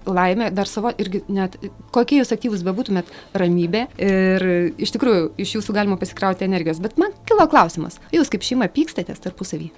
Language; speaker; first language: Lithuanian; native; Lithuanian